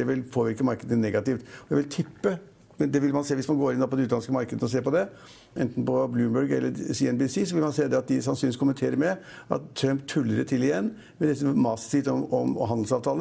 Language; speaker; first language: Norwegian; native; Norwegian